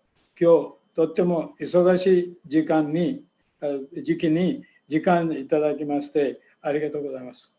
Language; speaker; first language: Japanese; non-native, fluent; Telugu